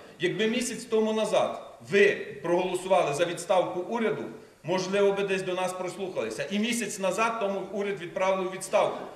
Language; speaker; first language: Ukrainian; native; Ukrainian